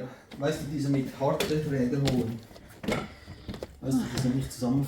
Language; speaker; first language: German; native; German